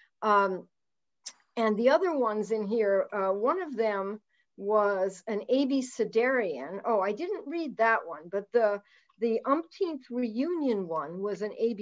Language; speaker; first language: English; native; English